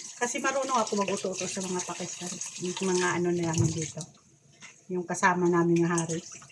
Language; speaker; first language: Filipino; non-native, local second language; Cebuano